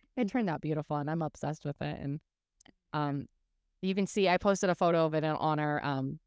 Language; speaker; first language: English; native; English